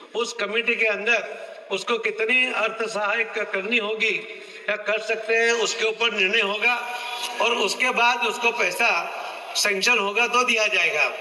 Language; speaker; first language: Hindi; non-native, local second language; Marathi